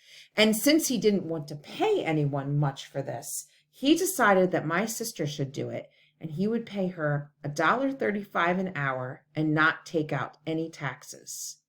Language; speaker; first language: English; native; English